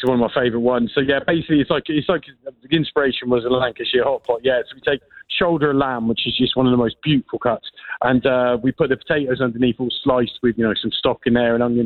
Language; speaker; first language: English; native; English